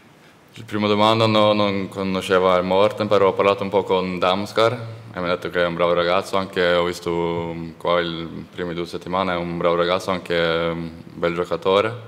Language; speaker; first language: Italian; non-native, learner; Norwegian